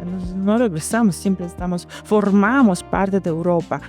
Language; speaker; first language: Spanish; non-native, fluent; Polish